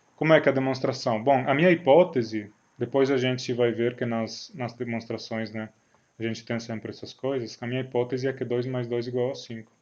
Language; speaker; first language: Portuguese; non-native, fluent; Italian